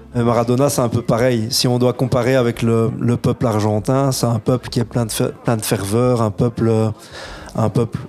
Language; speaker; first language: French; early bilingual, other home language; Italian